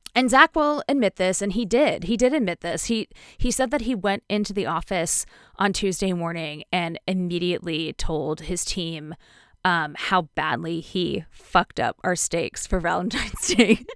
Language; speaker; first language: English; native; English